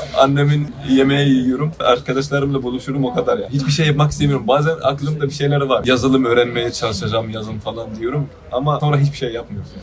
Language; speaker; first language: Turkish; non-native, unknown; Arabic